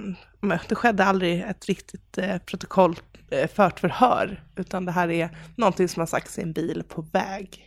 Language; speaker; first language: Swedish; native; Swedish